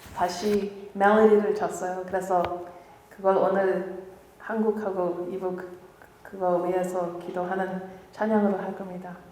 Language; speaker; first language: Korean; early bilingual, heritage; Korean